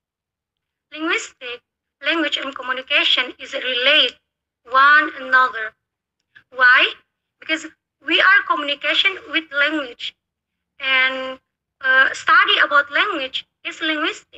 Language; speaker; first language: English; non-native, learner; Indonesian